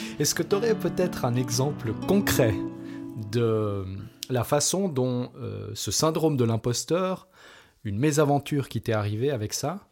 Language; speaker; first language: French; native; French